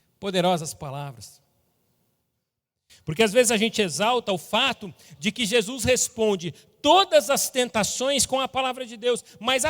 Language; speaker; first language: Portuguese; native; Portuguese